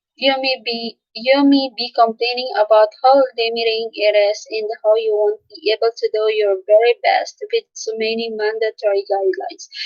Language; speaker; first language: English; non-native, local second language; Filipino